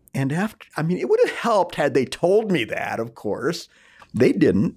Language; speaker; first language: English; early bilingual, other home language; Spanish